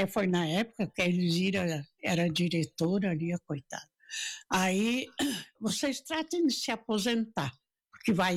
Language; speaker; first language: Portuguese; native; Portuguese